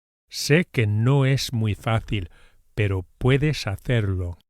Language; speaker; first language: Spanish; non-native, fluent; English